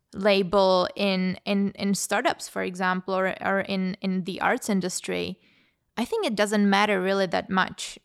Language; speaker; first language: English; non-native, fluent; Czech